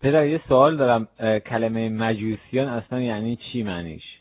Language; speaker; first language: Persian; native; Persian